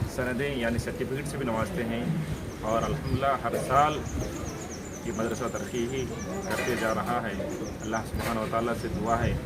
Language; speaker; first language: Urdu; native; Urdu